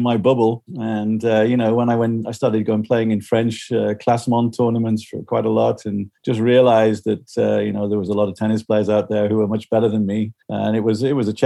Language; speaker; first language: English; native; English